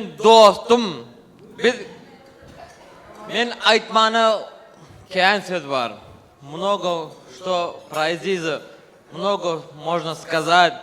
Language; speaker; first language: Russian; non-native, learner; Turkmen